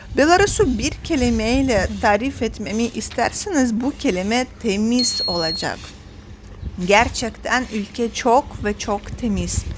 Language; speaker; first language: Turkish; non-native, fluent; Russian